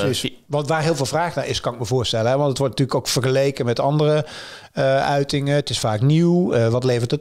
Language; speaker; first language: Dutch; native; Dutch